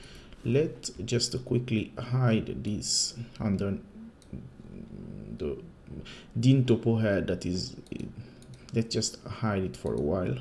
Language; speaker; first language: English; non-native, fluent; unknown